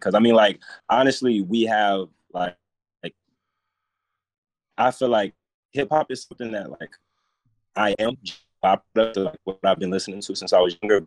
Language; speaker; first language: English; native; English